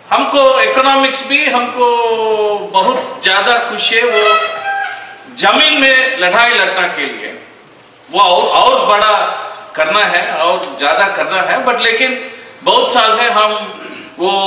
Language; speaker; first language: Hindi; non-native, local second language; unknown